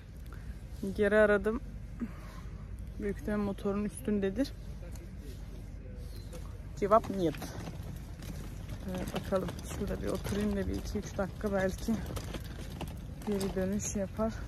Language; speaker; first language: Turkish; early bilingual, heritage; Turkish